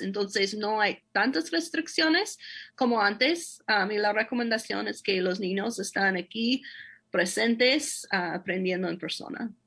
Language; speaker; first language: Spanish; non-native, fluent; English